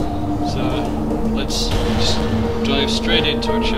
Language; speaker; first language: English; native; English